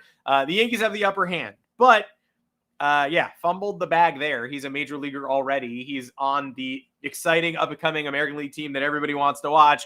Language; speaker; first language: English; native; English